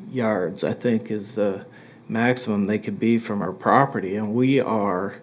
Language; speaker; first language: English; native; English